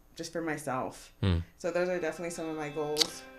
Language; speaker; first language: English; native; English